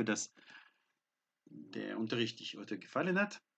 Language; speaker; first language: German; non-native, fluent; French